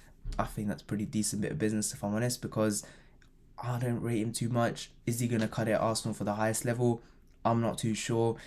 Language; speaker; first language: English; native; English